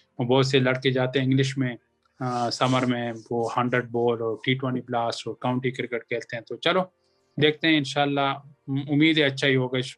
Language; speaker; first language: Urdu; non-native, local second language; Pashto